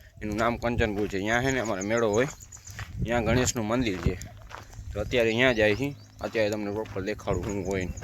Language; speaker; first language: Gujarati; native; Gujarati